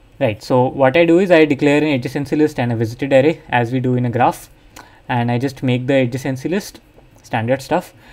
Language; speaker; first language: English; non-native, local second language; Hindi